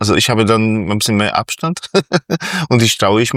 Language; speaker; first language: German; non-native, fluent; Polish